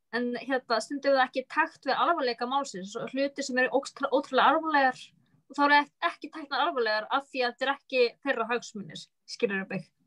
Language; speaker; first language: Icelandic; early bilingual, other home language; Arabic